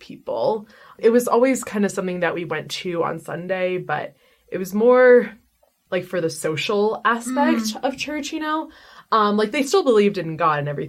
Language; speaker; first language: English; native; English